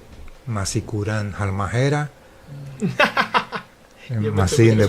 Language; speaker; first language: Indonesian; non-native, fluent; Spanish